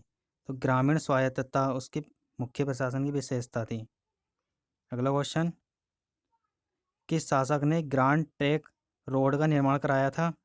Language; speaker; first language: Hindi; native; Hindi